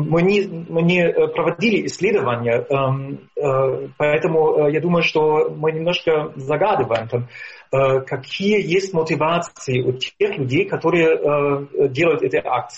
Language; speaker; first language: Russian; non-native, fluent; German